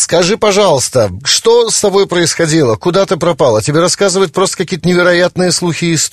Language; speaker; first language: Russian; native; Russian